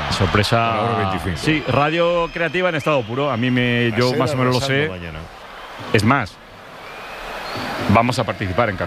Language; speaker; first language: Spanish; native; Spanish